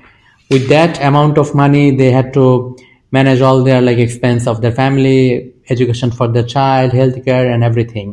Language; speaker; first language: English; non-native, local second language; Bangla